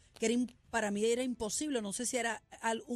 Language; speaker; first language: Spanish; native; Spanish